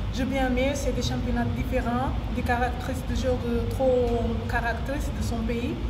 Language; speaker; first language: French; non-native, learner; Portuguese